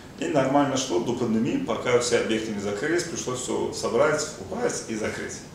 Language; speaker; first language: Russian; non-native, local second language; Azerbaijani